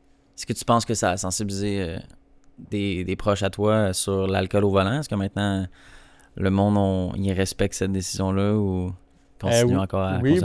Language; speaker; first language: French; native; French